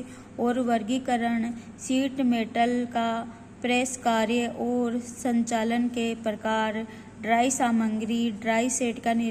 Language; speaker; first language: Hindi; native; Hindi